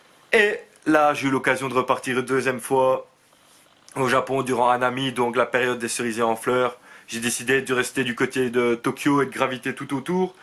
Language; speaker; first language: French; native; French